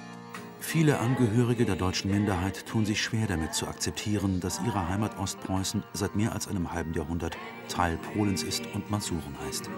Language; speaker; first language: German; native; German